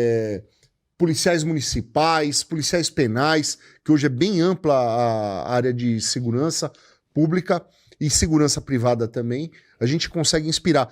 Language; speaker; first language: Portuguese; native; Portuguese